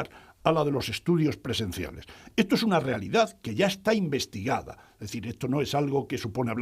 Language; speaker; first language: Spanish; native; Spanish